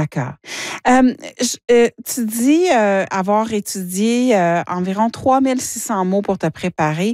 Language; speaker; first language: French; native; French